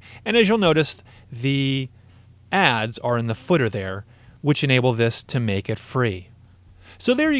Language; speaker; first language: English; native; English